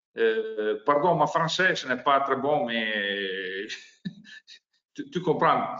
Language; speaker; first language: French; non-native, learner; Italian